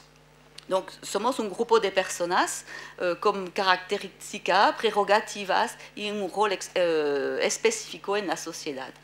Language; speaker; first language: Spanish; non-native, fluent; French